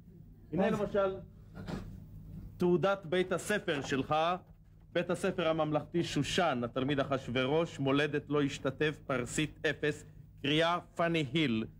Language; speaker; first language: Hebrew; native; Hebrew